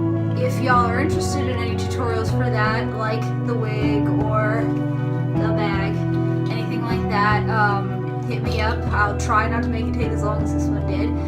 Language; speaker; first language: English; native; English